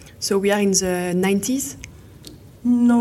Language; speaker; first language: English; non-native, fluent; French